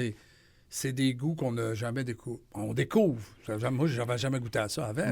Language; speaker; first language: French; native; French